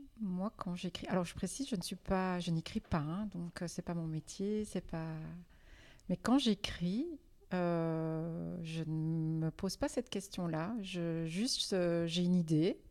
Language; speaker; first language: French; native; French